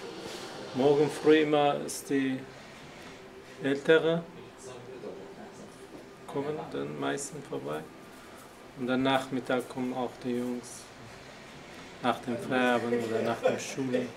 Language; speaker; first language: German; non-native, learner; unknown